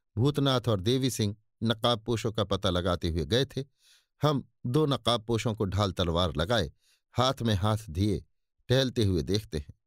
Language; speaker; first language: Hindi; native; Hindi